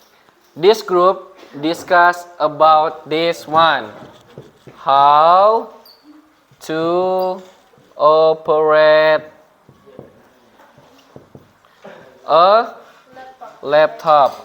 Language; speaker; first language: English; non-native, fluent; Indonesian